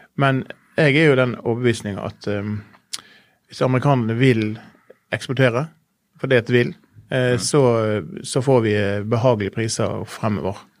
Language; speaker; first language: Norwegian; native; Norwegian